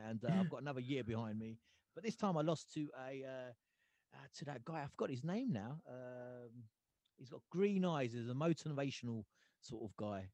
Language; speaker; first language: English; early bilingual, other home language; Punjabi